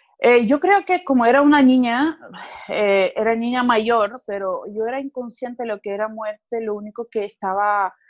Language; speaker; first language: Spanish; non-native, fluent; Georgian